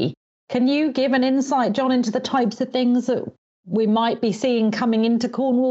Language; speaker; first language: English; native; English